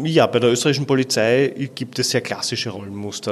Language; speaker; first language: German; native; German